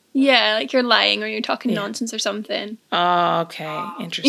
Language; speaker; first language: English; native; English